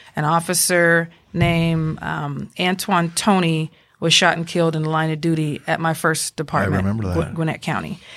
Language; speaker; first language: English; native; English